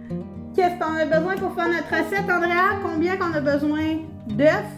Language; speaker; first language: French; native; French